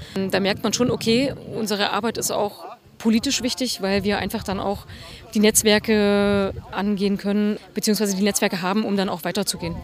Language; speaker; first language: German; native; German